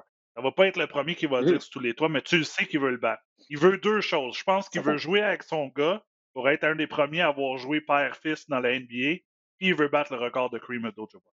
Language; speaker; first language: French; native; French